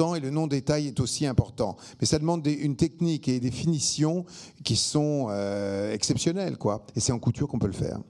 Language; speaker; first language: French; native; French